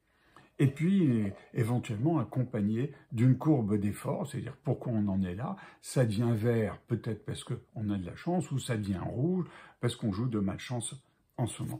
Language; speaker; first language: French; native; French